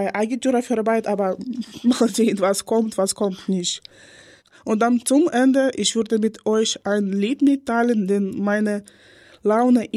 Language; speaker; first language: German; non-native, learner; Ukrainian